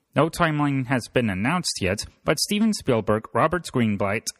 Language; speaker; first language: English; native; English